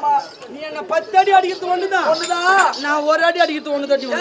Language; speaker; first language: Tamil; native; Tamil